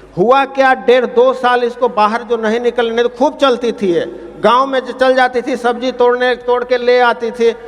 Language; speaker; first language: Hindi; native; Hindi